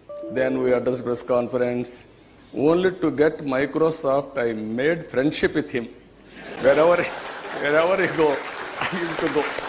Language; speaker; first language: English; non-native, local second language; Telugu